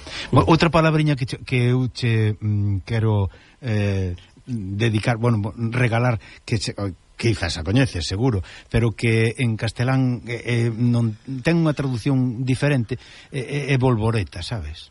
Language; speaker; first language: Galician; native; Galician